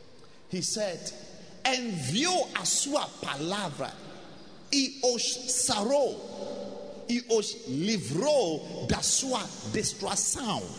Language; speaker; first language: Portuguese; non-native, learner; English